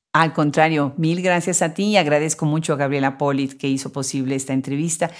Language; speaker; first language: Spanish; native; Spanish